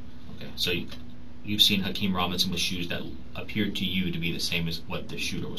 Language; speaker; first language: English; native; English